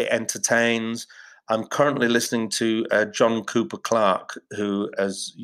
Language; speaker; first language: English; native; English